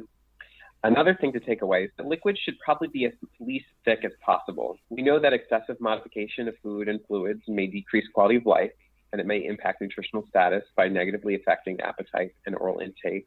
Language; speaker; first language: English; native; English